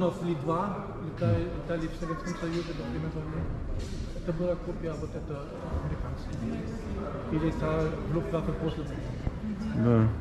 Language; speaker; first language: Russian; non-native, fluent; German